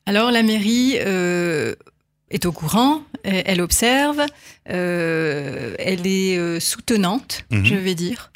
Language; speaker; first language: French; native; French